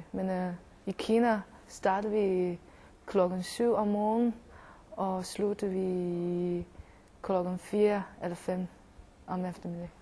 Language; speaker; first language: Danish; non-native, learner; Chinese